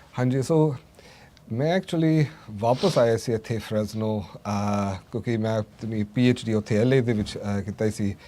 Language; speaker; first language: Punjabi; early bilingual, heritage; Punjabi